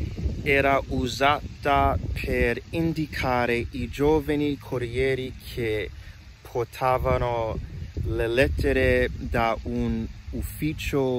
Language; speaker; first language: Italian; non-native, learner; English